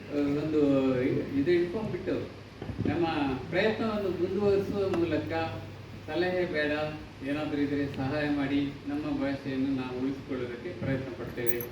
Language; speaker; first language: Kannada; non-native, local second language; Tulu